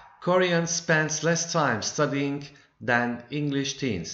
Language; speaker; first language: English; non-native, fluent; Turkish